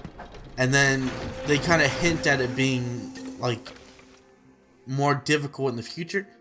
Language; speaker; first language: English; native; English